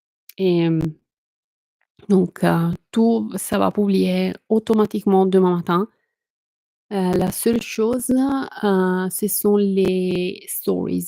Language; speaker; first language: French; non-native, fluent; Italian